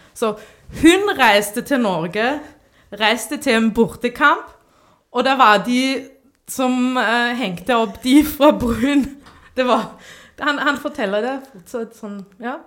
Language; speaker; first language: Norwegian; non-native, fluent; German